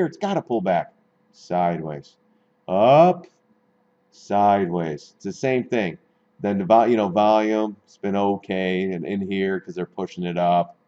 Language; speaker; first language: English; native; English